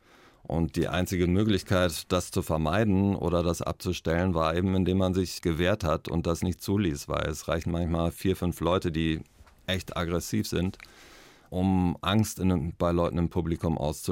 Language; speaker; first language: German; native; German